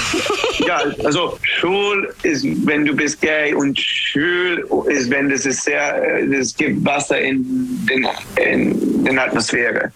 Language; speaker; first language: German; non-native, learner; English